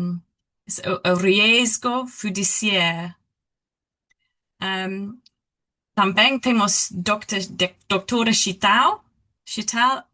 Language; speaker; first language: Portuguese; non-native, learner; English